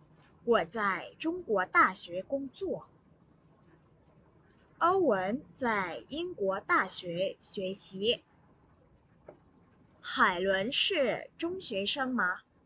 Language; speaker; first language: Chinese; non-native, fluent; Vietnamese